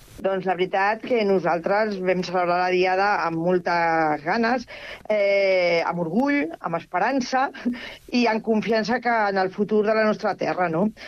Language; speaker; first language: Catalan; non-native, local second language; Spanish